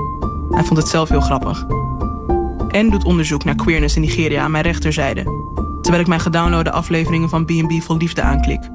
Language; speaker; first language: Dutch; native; Dutch